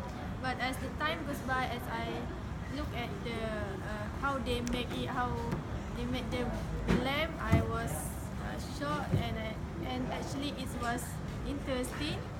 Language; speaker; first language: English; non-native, local second language; Malay